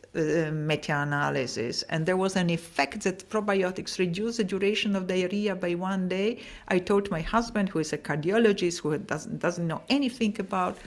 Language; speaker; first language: English; non-native, fluent; Polish